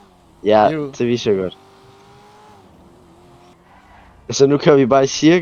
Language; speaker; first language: Danish; native; Danish